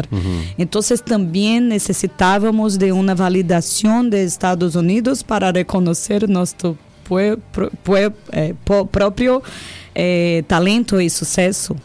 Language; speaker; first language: Spanish; non-native, learner; Portuguese